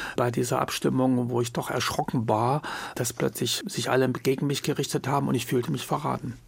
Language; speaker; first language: German; native; German